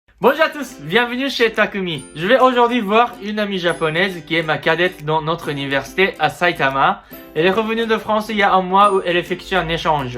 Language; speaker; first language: French; non-native, fluent; Japanese